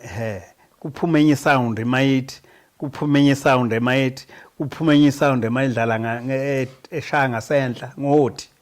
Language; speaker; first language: Zulu; native; Zulu